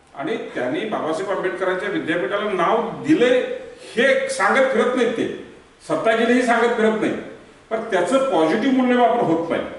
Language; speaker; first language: Marathi; native; Marathi